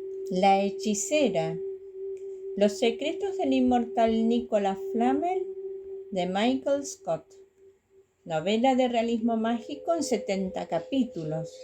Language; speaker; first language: Spanish; native; Spanish